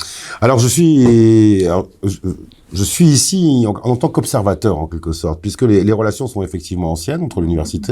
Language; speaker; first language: French; native; French